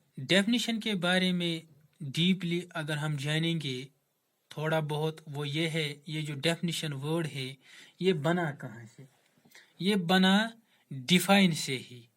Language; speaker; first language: Urdu; non-native, local second language; Kashmiri